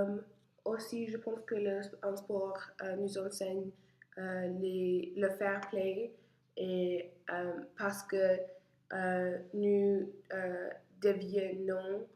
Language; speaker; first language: French; non-native, learner; English